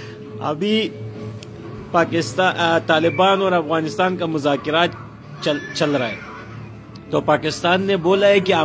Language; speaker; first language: Hindi; non-native, fluent; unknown